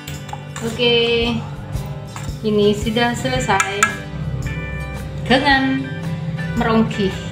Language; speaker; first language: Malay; non-native, local second language; Madurese